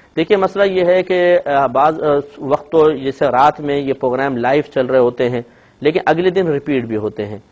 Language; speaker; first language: Urdu; native; Urdu